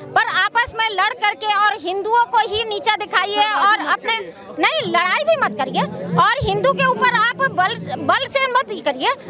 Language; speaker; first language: Hindi; native; Hindi